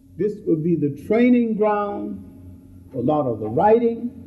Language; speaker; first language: English; native; English